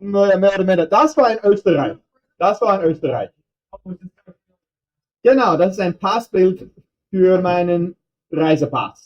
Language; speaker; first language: German; non-native, fluent; English